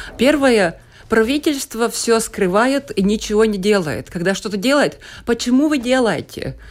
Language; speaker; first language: Russian; non-native, local second language; Latvian